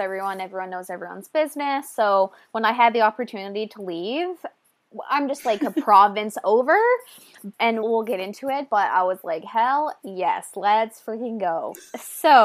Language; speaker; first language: English; native; English